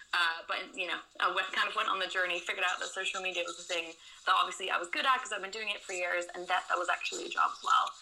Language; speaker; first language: English; non-native, fluent; Dutch